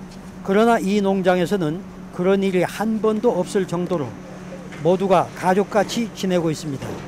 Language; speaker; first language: Korean; native; Korean